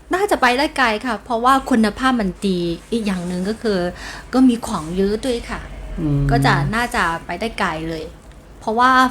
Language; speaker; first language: Thai; non-native, learner; Chinese